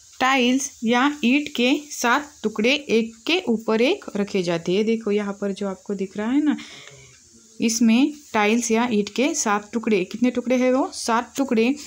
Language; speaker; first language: Hindi; non-native, local second language; Marathi